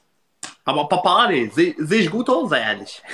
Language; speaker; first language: German; non-native, learner; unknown